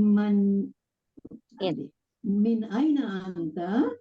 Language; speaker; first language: Arabic; non-native, learner; Indonesian